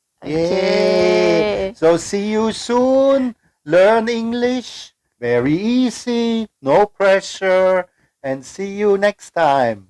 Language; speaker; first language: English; non-native, fluent; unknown